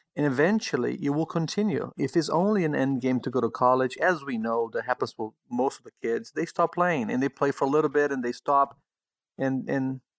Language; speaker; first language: English; non-native, fluent; Portuguese